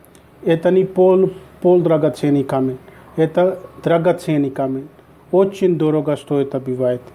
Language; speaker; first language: Russian; non-native, learner; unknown